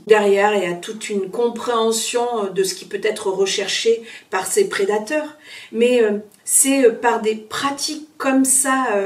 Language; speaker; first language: French; native; French